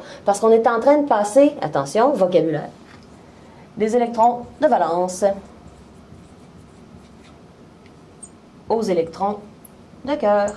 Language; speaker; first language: French; native; French